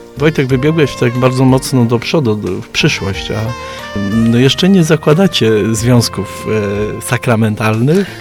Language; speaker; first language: Polish; native; Polish